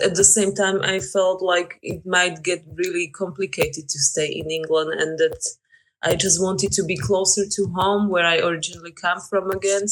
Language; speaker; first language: English; non-native, fluent; Slovak